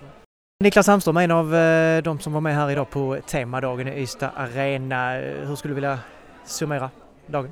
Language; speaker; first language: Swedish; native; Swedish